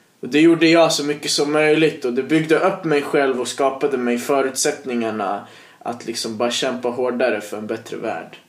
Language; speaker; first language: Swedish; early bilingual, other home language; Persian